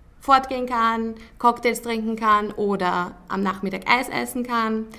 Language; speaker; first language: German; native; German